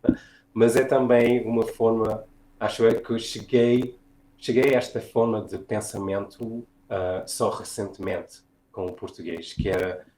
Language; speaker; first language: Portuguese; non-native, fluent; English